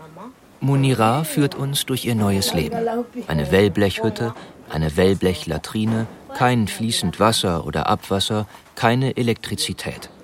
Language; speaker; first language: German; native; German